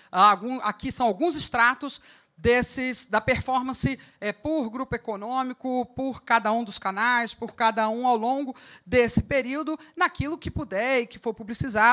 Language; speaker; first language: Portuguese; native; Portuguese